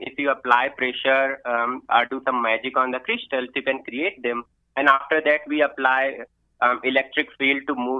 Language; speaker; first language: English; non-native, local second language; Hindi